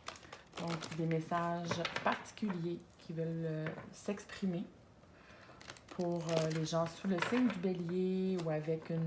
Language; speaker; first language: French; native; French